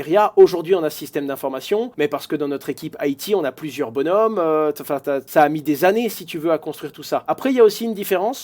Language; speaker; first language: French; native; French